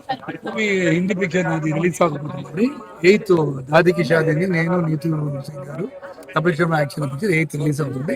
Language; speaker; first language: Telugu; non-native, learner; Tamil